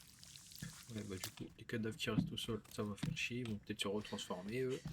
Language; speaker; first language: French; native; French